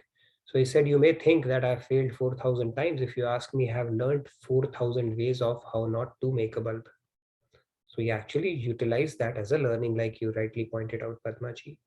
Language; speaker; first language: English; non-native, local second language; Hindi